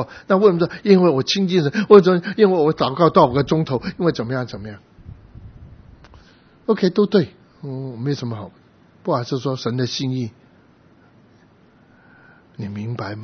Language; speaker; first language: Chinese; native; Chinese